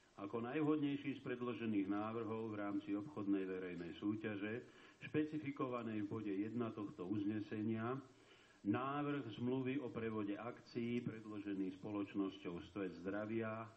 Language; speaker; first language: Slovak; native; Slovak